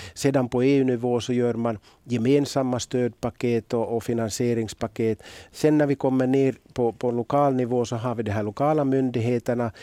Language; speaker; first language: Swedish; native; Swedish